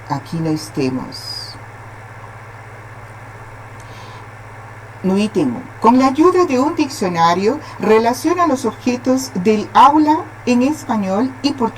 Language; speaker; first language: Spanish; non-native, fluent; Portuguese